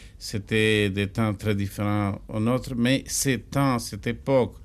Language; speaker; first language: French; non-native, learner; Spanish